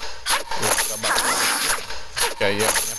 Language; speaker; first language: Portuguese; native; Portuguese